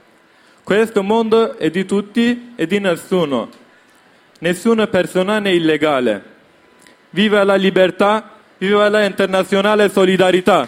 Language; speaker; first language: Italian; non-native, learner; Kurdish